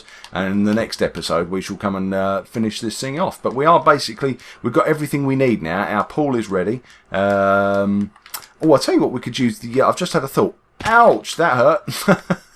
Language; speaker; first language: English; native; English